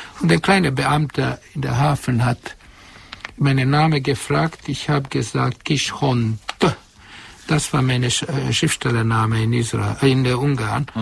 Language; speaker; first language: German; non-native, fluent; Hungarian